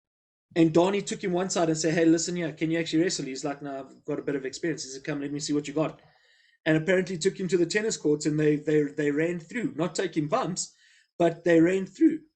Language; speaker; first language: English; native; English